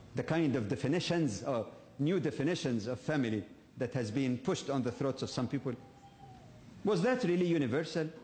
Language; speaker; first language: English; non-native, fluent; Arabic